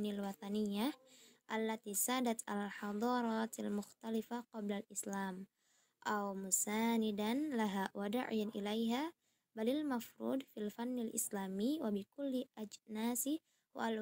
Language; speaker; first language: Arabic; non-native, learner; Indonesian